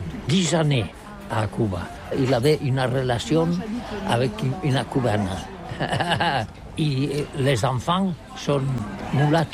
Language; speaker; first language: French; non-native, learner; Catalan